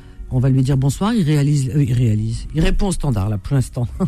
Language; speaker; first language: French; native; French